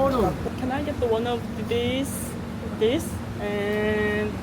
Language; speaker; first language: English; non-native, learner; Korean